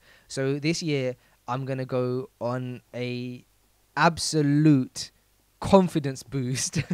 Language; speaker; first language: English; native; English